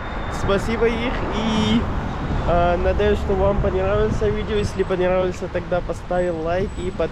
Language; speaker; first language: Russian; non-native, learner; Urdu